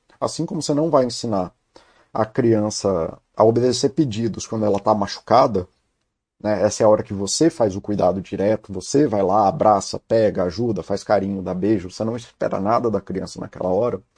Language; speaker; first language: Portuguese; native; Portuguese